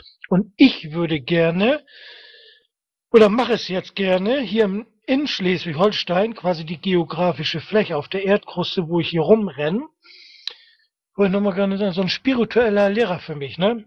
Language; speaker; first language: German; native; German